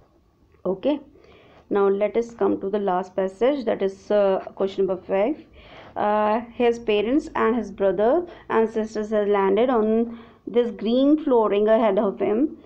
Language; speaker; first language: English; non-native, local second language; Hindi